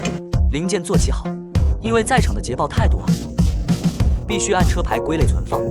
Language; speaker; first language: Chinese; native; Chinese